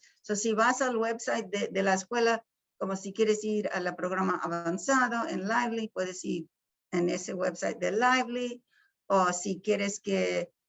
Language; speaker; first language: Spanish; early bilingual, heritage; Spanish